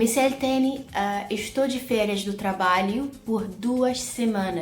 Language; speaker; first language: Portuguese; non-native, fluent; Arabic